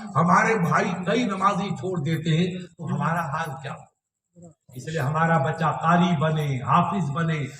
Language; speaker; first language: Urdu; non-native, local second language; Sindhi